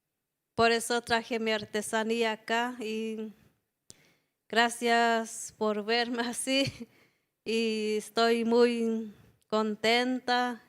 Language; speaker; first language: Spanish; non-native, local second language; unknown